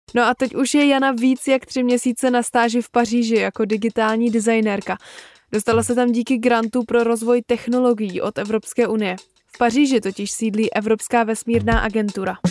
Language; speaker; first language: Czech; native; Czech